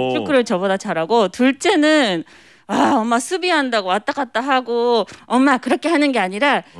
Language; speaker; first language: Korean; non-native, fluent; English